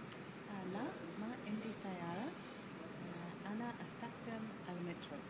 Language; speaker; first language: Arabic; non-native, learner; English